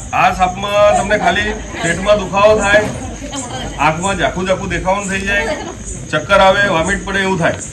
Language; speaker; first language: Gujarati; non-native, local second language; Bhili